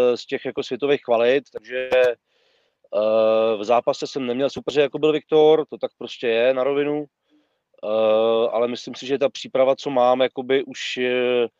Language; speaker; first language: Czech; native; Czech